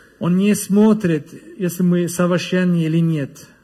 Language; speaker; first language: Russian; non-native, learner; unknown